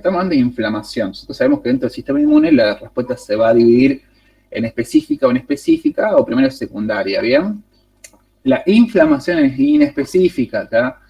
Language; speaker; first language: Spanish; native; Spanish